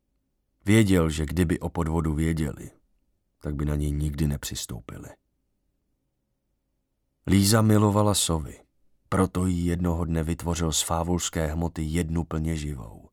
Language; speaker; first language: Czech; native; Czech